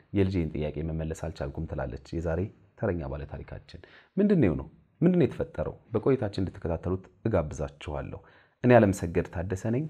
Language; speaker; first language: Amharic; native; Amharic